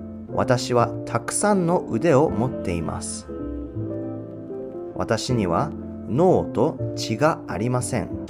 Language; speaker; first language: Japanese; non-native, learner; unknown